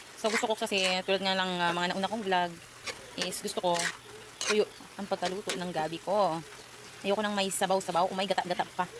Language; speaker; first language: Filipino; native; Filipino